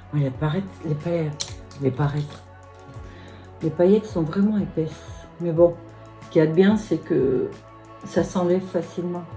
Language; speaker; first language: French; native; French